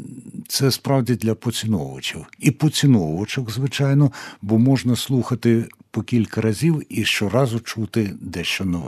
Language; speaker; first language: Ukrainian; native; Ukrainian